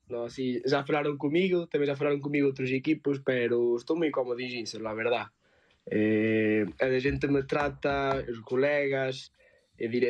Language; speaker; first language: Spanish; non-native, learner; Portuguese